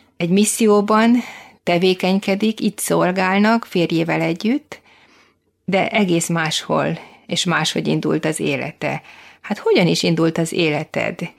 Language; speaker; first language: Hungarian; native; Hungarian